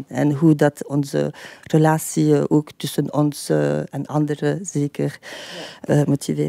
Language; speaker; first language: Dutch; non-native, fluent; French